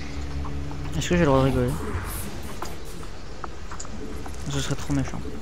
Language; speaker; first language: French; native; French